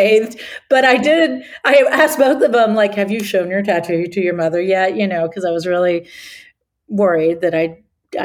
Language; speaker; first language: English; native; English